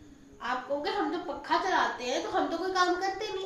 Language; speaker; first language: Hindi; native; Hindi